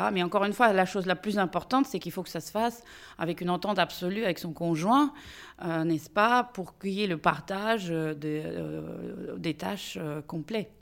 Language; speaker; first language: French; non-native, fluent; Russian